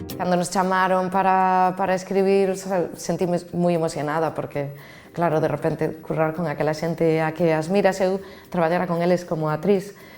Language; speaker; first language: Galician; native; Galician